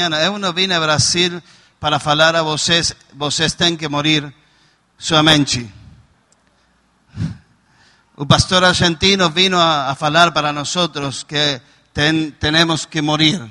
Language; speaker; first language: Portuguese; non-native, learner; Spanish